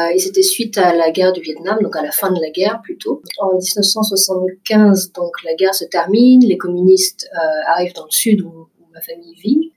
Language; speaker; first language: French; early bilingual, other home language; Vietnamese